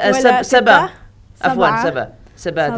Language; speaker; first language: Arabic; non-native, learner; Indonesian